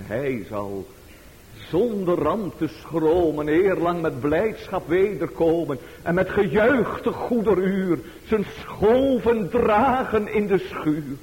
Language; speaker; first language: Dutch; native; Dutch